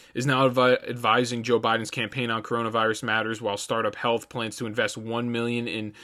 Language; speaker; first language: English; native; English